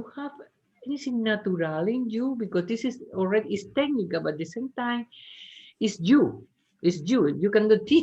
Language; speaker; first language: English; non-native, learner; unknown